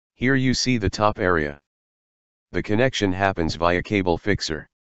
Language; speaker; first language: English; non-native, fluent; German